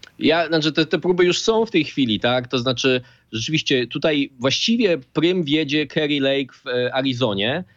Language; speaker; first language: Polish; native; Polish